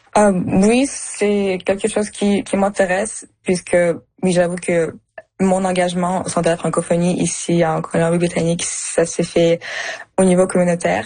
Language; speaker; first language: French; early bilingual, other home language; Russian